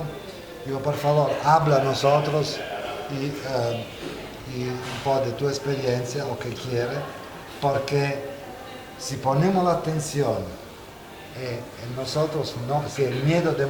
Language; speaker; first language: Spanish; non-native, fluent; Italian